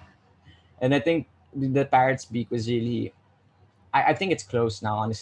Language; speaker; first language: English; non-native, local second language; Filipino